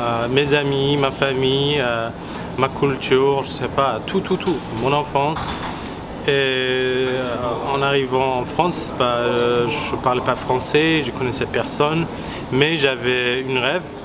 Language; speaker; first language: French; non-native, fluent; Persian